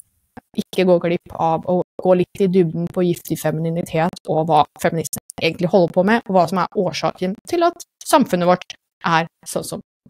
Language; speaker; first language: Norwegian; native; Norwegian